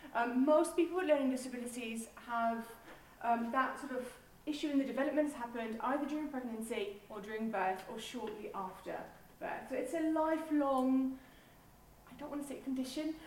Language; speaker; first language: English; non-native, fluent; Dutch